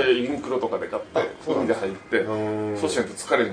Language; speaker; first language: Japanese; native; Japanese